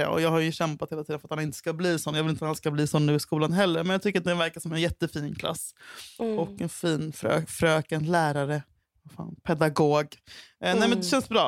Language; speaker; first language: Swedish; native; Swedish